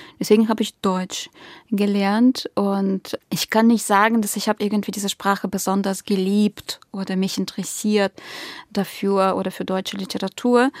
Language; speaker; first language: German; non-native, fluent; Russian